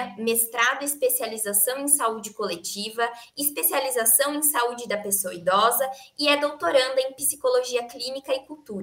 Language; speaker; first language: Portuguese; native; Portuguese